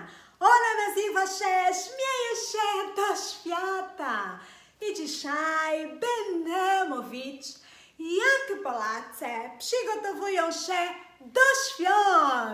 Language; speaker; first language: Polish; non-native, learner; Portuguese